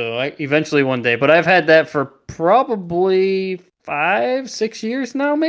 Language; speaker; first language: English; native; English